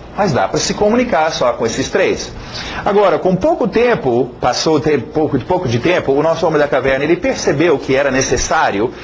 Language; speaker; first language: Portuguese; non-native, fluent; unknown